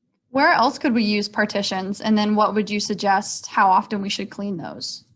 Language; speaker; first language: English; native; English